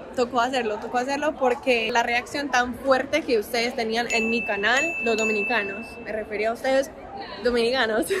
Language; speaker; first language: Spanish; non-native, fluent; English